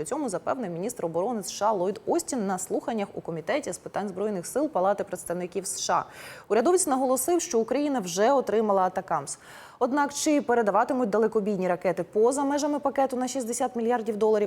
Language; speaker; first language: Ukrainian; native; Ukrainian